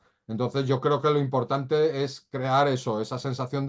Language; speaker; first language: Spanish; native; Spanish